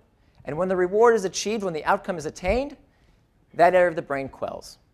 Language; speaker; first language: English; native; English